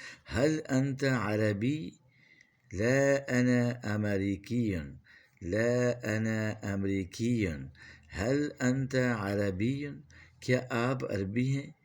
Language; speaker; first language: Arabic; non-native, fluent; Urdu